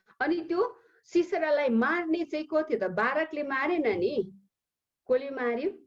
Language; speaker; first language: Nepali; early bilingual, heritage; Nepali